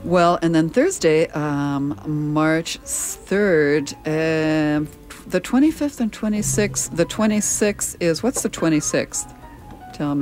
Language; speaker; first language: English; native; English